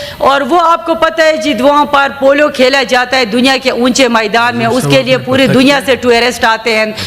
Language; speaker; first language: Urdu; non-native, local second language; Khowar